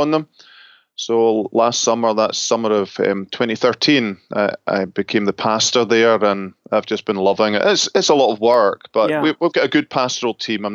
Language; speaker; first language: English; native; English